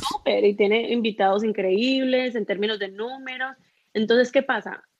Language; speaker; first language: Spanish; early bilingual, heritage; Spanish